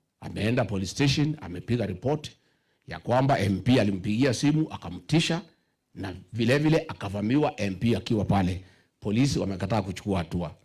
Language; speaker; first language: Swahili; non-native, local second language; Kikuyu